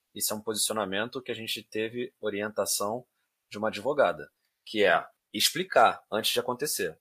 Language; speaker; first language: Portuguese; native; Portuguese